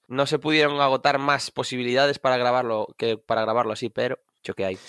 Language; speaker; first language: Spanish; native; Spanish